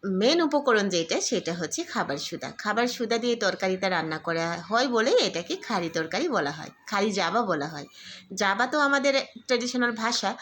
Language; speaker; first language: Bangla; non-native, local second language; Garo